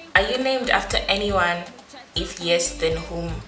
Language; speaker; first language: English; non-native, local second language; Shona